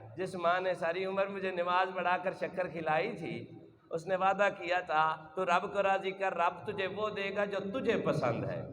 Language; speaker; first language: Urdu; non-native, local second language; Punjabi